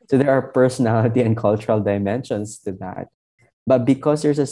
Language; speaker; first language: English; non-native, local second language; Filipino